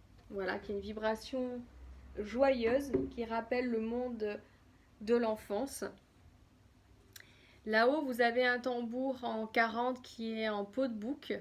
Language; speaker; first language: French; native; French